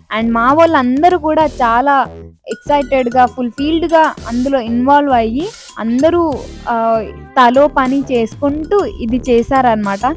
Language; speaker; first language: Telugu; non-native, local second language; Lambadi